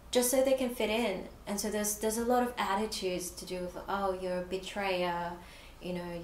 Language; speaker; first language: English; native; English